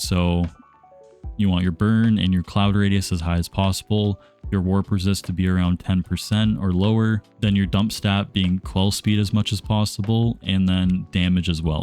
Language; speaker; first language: English; native; English